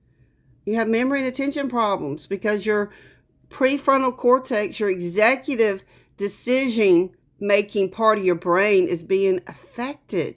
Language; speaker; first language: English; native; English